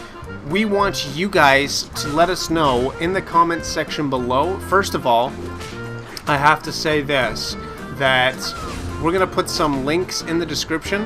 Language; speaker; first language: English; native; English